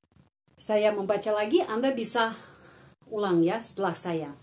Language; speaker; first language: Indonesian; non-native, fluent; Russian